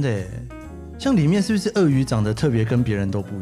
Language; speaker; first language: Chinese; native; Chinese